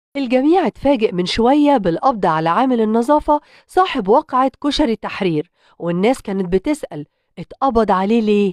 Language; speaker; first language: Arabic; native; Arabic